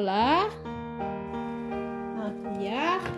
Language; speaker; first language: French; non-native, learner; Hmong